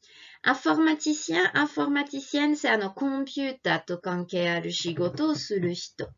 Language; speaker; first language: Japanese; non-native, fluent; French